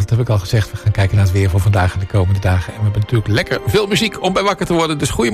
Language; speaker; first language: Dutch; native; Dutch